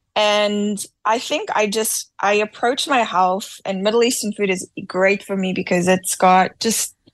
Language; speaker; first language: English; native; English